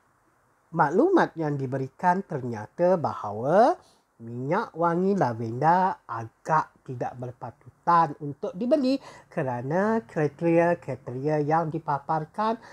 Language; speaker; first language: Malay; native; Malay